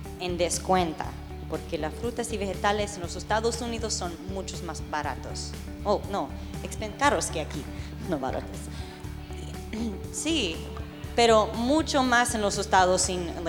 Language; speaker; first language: Spanish; early bilingual, heritage; English